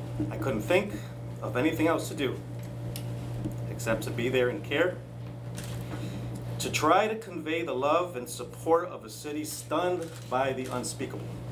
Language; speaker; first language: English; early bilingual, other home language; Spanish